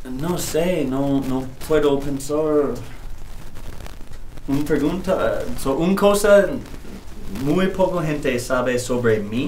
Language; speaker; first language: Spanish; non-native, learner; English